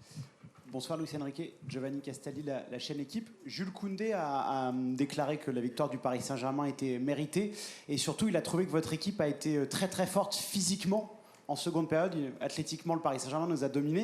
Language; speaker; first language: French; native; French